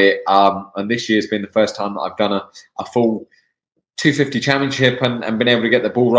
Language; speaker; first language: English; native; English